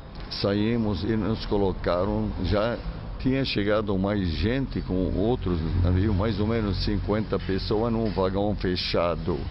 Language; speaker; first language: Portuguese; non-native, fluent; Arabic